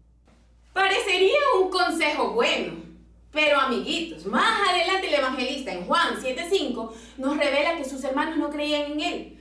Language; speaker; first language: Spanish; native; Spanish